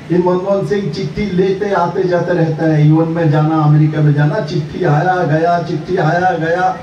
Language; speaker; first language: Hindi; non-native, local second language; Bangla